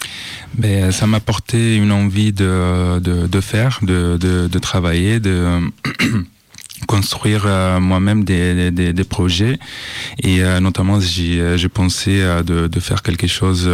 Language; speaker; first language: French; non-native, fluent; Italian